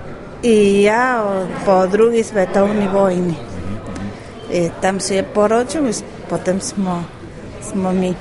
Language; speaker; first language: Slovenian; early bilingual, heritage; Spanish